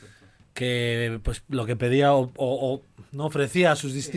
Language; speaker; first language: Spanish; native; Spanish